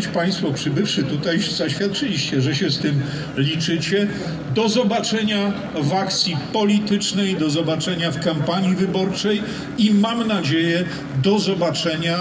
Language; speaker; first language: Polish; native; Polish